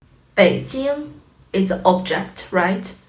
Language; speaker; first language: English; non-native, fluent; Chinese